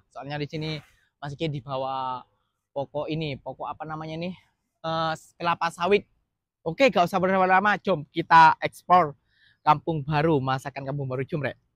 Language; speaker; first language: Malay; non-native, local second language; Javanese